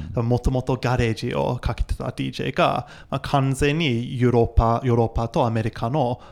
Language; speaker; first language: Japanese; non-native, fluent; English